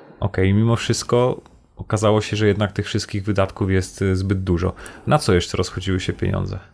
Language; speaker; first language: Polish; native; Polish